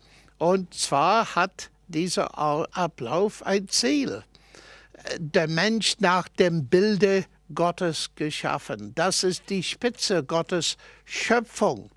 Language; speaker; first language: German; non-native, fluent; English